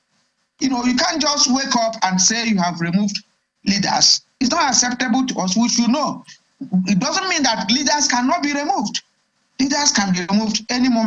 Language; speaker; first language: English; non-native, local second language; Igbo